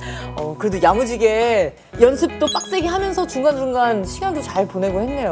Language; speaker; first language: Korean; native; Korean